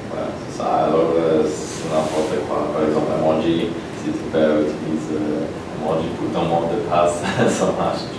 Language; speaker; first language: French; non-native, learner; Polish